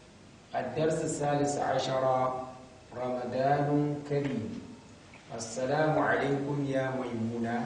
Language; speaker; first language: Arabic; non-native, fluent; Hausa